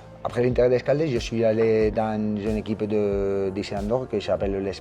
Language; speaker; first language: French; non-native, learner; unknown